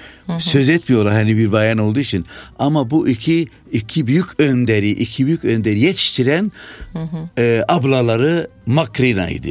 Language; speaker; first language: Turkish; non-native, local second language; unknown